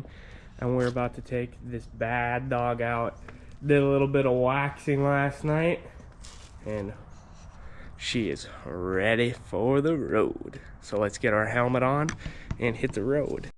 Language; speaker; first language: English; native; English